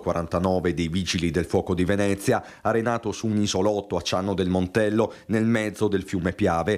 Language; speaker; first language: Italian; native; Italian